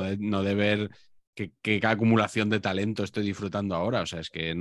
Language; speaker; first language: Spanish; native; Spanish